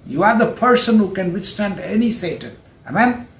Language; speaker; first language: English; non-native, local second language; Tamil